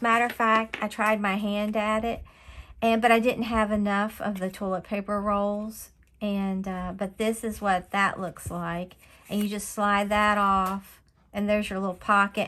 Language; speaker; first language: English; native; English